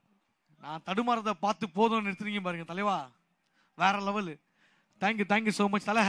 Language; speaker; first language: Tamil; native; Tamil